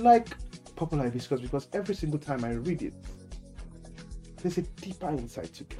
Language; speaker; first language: English; non-native, local second language; Yoruba